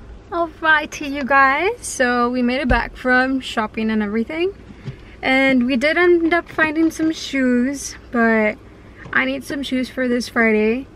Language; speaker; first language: English; early bilingual, other home language; Spanish